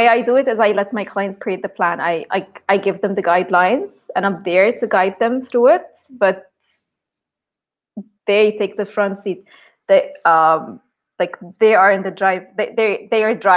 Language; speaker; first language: English; non-native, fluent; Arabic